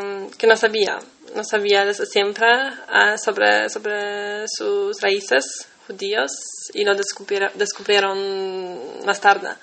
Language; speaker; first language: Spanish; non-native, fluent; Polish